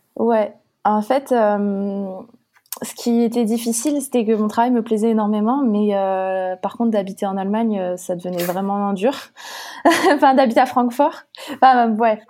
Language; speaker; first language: French; native; French